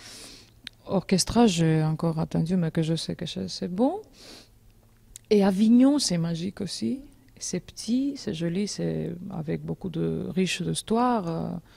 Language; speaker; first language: French; non-native, learner; Georgian